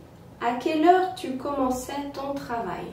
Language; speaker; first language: French; non-native, fluent; Polish